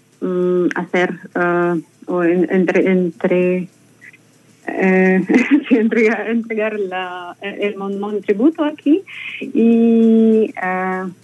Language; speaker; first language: Spanish; non-native, learner; Russian